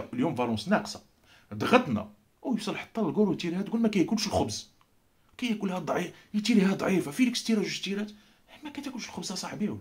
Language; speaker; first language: Arabic; native; Arabic